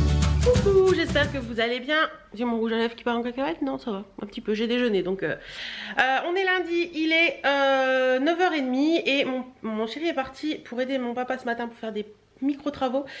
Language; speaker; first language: French; native; French